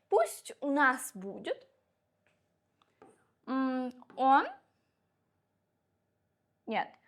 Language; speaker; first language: Russian; non-native, local second language; Uzbek